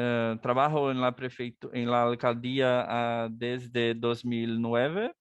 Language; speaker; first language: Spanish; non-native, learner; Portuguese